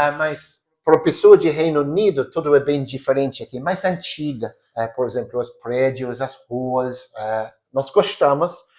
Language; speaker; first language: Portuguese; non-native, fluent; English